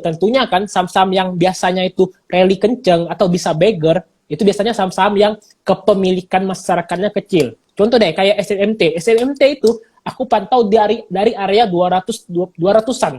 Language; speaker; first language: Indonesian; native; Indonesian